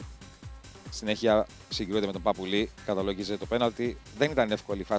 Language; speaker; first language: Greek; native; Greek